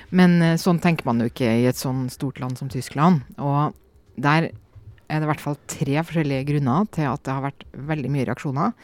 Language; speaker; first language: Norwegian; native; Norwegian